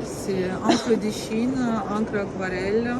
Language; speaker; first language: French; non-native, fluent; Romanian